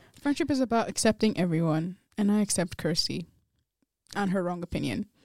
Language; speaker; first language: English; early bilingual, other home language; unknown